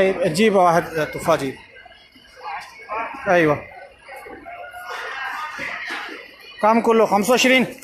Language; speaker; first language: Arabic; non-native, learner; Urdu